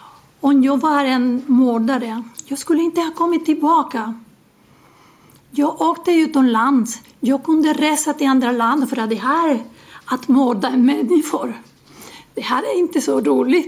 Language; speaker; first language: Swedish; non-native, learner; Spanish